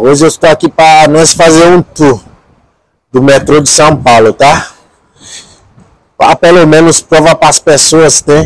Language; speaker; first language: Portuguese; non-native, learner; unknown